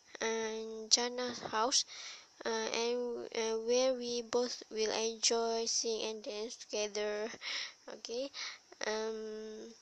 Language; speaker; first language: English; non-native, learner; Malay